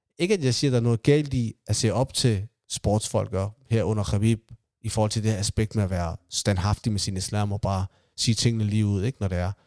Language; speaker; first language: Danish; early bilingual, other home language; Somali